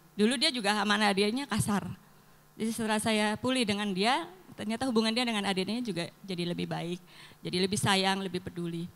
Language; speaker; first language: Indonesian; native; Indonesian